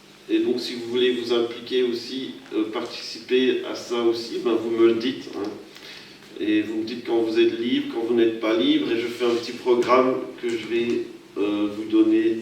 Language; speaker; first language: French; native; French